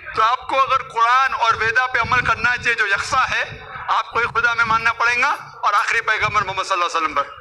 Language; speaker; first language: Hindi; non-native, local second language; Konkani